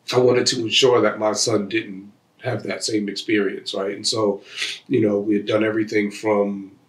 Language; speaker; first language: English; native; English